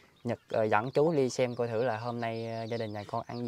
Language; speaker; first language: Vietnamese; native; Vietnamese